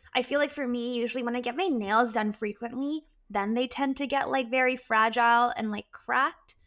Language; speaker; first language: English; early bilingual, other home language; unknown